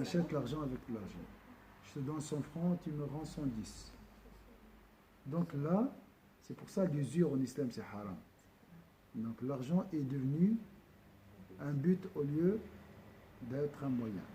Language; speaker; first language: French; non-native, local second language; Arabic